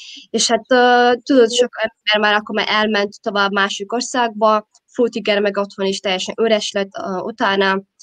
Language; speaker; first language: Hungarian; non-native, fluent; Somali